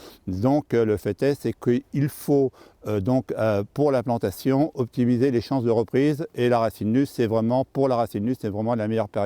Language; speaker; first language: French; native; French